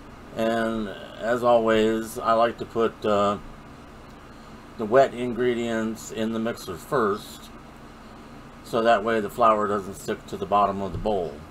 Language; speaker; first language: English; native; English